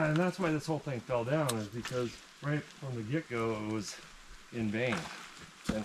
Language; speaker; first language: English; native; English